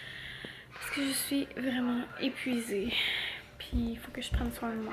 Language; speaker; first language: French; native; French